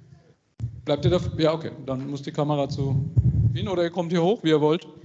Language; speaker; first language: German; native; German